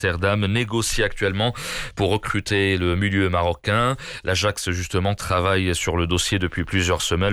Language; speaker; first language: French; non-native, local second language; Arabic